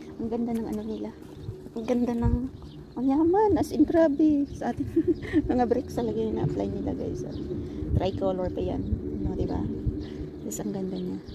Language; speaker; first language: Filipino; non-native, local second language; Hiligaynon